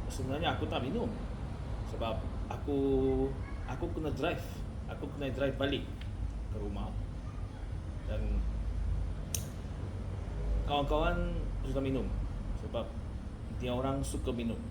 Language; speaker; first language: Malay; non-native, learner; Korean